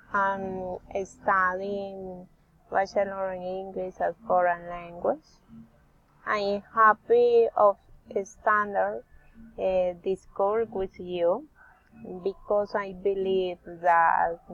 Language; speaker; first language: English; non-native, learner; Spanish